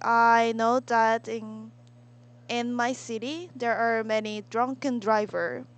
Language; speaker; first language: English; non-native, learner; Korean